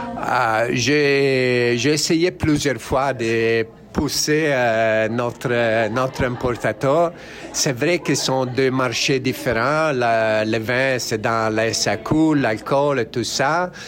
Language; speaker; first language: French; non-native, learner; Italian